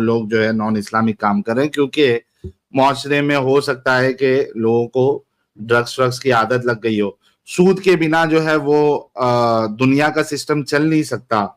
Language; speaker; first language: Hindi; native; Hindi